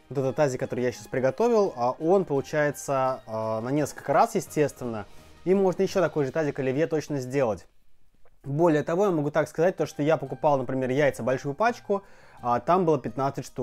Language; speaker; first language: Russian; native; Russian